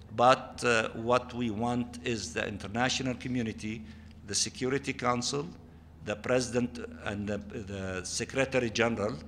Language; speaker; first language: English; non-native, fluent; Arabic